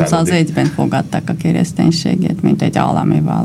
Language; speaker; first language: Hungarian; non-native, fluent; Armenian